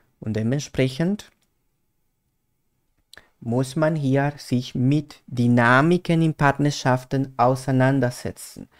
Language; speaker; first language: German; non-native, fluent; Spanish